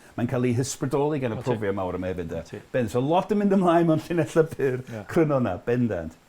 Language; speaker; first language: Welsh; non-native, fluent; English